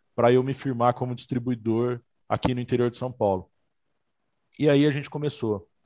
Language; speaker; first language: Portuguese; native; Portuguese